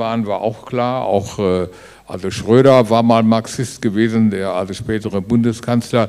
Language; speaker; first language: German; native; German